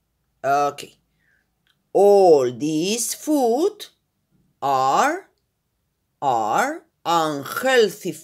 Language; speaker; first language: English; non-native, fluent; Spanish